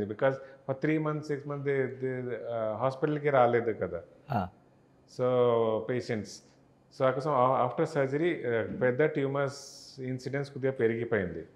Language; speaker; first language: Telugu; non-native, learner; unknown